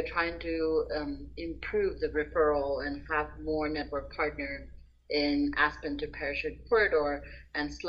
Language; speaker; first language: English; non-native, local second language; Nepali